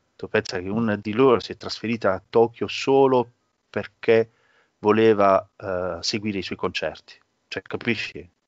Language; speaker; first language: Italian; native; Italian